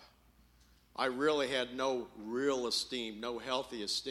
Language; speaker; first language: English; native; English